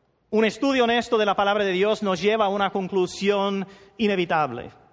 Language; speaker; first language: Spanish; non-native, fluent; English